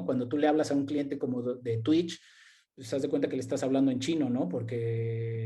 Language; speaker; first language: Spanish; native; Spanish